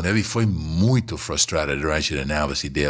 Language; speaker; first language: Portuguese; non-native, fluent; English